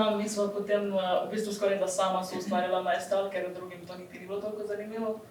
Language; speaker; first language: Slovenian; early bilingual, other home language; Bosnian